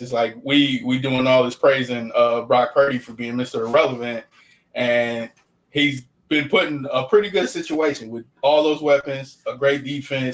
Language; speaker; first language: English; native; English